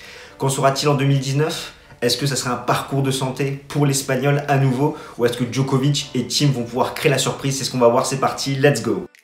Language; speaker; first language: French; native; French